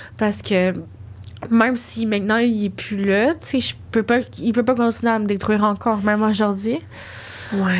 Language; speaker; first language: French; native; French